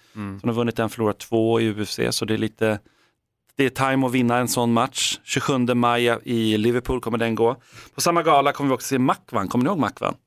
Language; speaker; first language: Swedish; native; Swedish